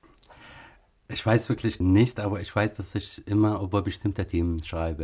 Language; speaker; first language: German; non-native, fluent; Arabic